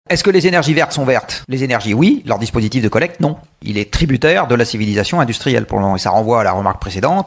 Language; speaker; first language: French; native; French